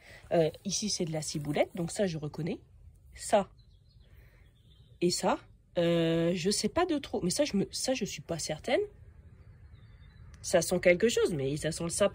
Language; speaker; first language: French; native; French